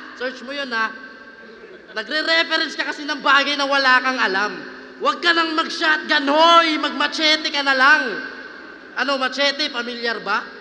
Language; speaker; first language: Filipino; non-native, local second language; Waray